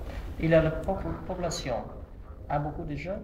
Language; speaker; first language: French; non-native, learner; Portuguese